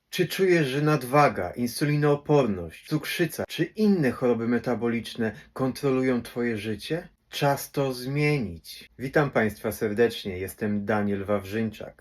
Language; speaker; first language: Polish; native; Polish